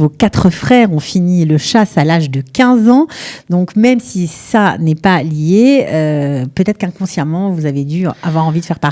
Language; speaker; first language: French; native; French